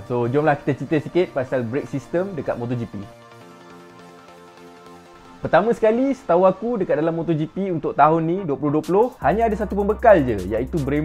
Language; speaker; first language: Malay; native; Malay